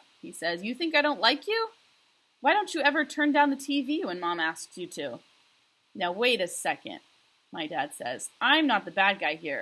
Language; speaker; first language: English; native; English